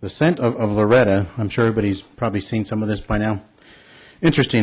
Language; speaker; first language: English; early bilingual, other home language; Spanish